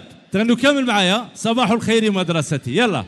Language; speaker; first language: Arabic; native; Arabic